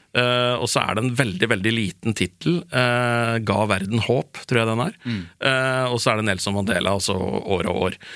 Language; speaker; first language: Norwegian; native; Norwegian